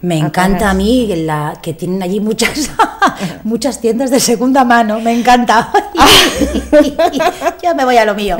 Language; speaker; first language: Spanish; native; Spanish